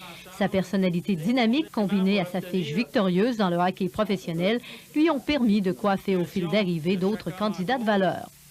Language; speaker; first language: French; native; French